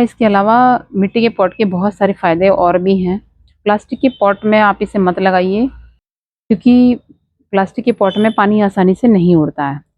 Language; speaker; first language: Hindi; native; Hindi